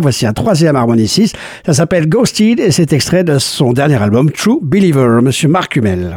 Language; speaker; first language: French; native; French